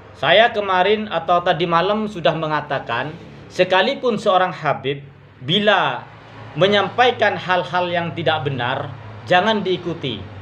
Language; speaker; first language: Indonesian; non-native, local second language; Madurese